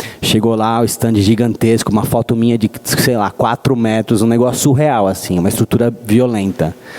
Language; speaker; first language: Portuguese; native; Portuguese